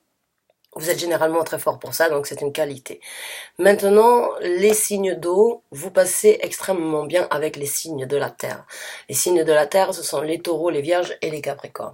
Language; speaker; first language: French; native; French